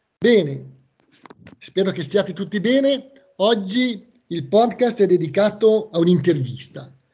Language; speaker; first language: Italian; native; Italian